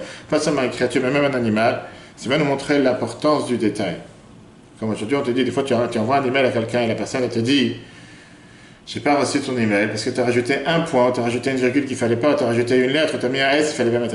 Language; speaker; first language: French; native; French